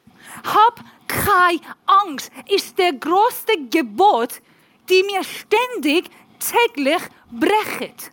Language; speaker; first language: German; non-native, learner; Persian